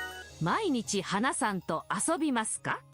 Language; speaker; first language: Japanese; non-native, learner; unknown